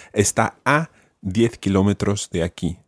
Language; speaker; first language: Spanish; non-native, fluent; English